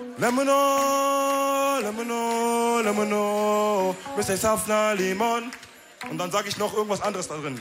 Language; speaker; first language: German; early bilingual, other home language; Wolof